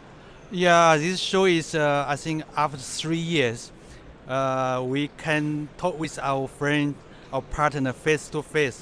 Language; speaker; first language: English; non-native, fluent; Chinese